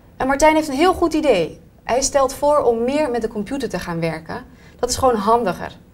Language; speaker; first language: Dutch; native; Dutch